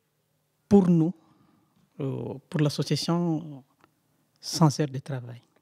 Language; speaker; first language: French; non-native, local second language; Malagasy